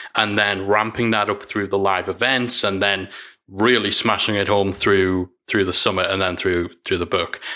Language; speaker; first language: English; native; English